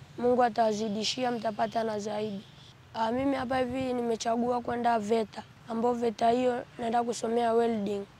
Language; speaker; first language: Swahili; native; Swahili